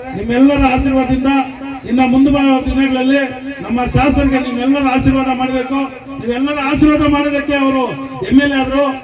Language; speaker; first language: Kannada; native; Kannada